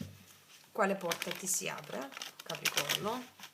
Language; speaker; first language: Italian; native; Italian